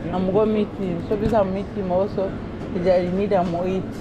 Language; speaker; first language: English; non-native, learner; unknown